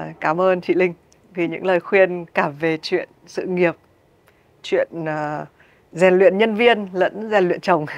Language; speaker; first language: Vietnamese; native; Vietnamese